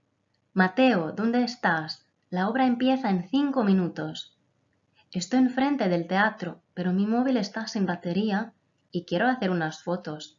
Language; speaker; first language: Spanish; non-native, fluent; Croatian